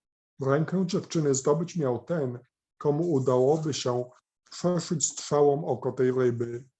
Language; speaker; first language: Polish; native; Polish